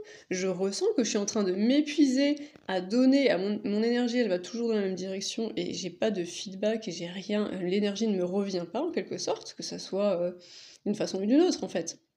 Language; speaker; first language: French; native; French